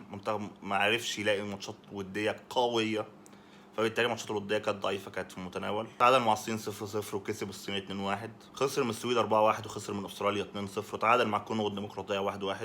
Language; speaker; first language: Arabic; native; Arabic